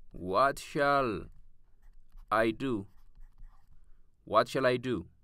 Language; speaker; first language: English; non-native, local second language; Amharic